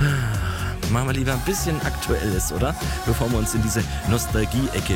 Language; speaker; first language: German; native; German